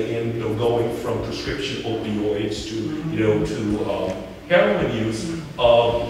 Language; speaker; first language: English; native; English